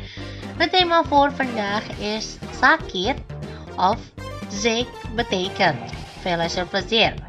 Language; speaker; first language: Dutch; non-native, fluent; Indonesian